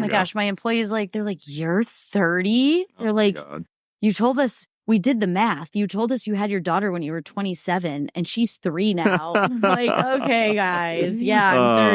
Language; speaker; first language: English; native; English